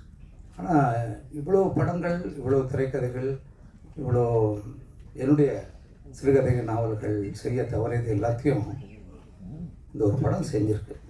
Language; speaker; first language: Tamil; native; Tamil